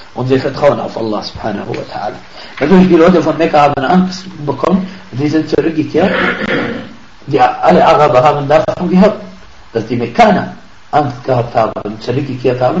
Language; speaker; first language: German; non-native, fluent; Arabic